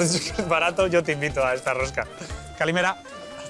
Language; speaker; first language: Spanish; native; Spanish